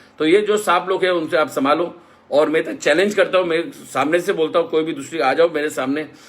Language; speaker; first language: Hindi; non-native, local second language; Marathi